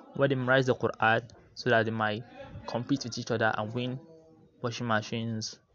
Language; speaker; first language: English; non-native, local second language; Yoruba